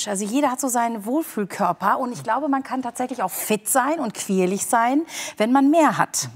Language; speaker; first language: German; early bilingual, other home language; Turkish